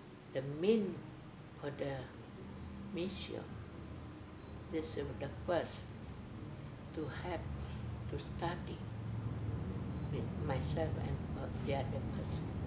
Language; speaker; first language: English; non-native, learner; Indonesian